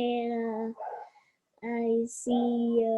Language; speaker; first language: English; non-native, learner; Vietnamese